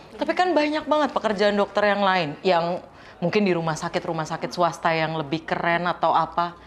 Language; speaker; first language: Indonesian; native; Indonesian